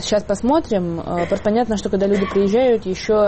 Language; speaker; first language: Russian; native; Russian